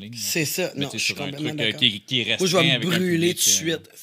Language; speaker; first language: French; native; French